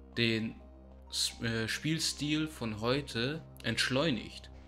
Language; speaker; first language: German; native; German